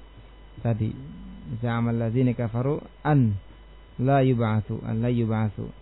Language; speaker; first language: Arabic; non-native, fluent; Indonesian